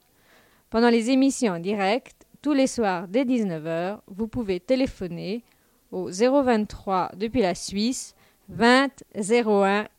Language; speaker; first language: French; native; French